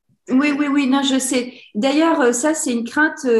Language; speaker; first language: French; native; French